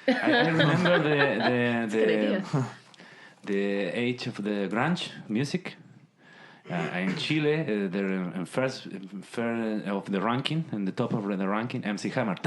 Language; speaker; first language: English; non-native, learner; Spanish